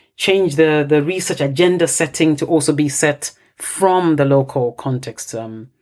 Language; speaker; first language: English; non-native, local second language; Bemba